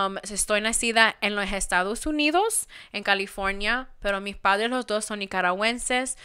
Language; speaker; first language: Spanish; early bilingual, heritage; Spanish